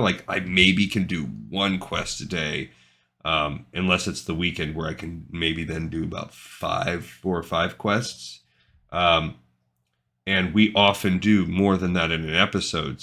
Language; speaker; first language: English; native; English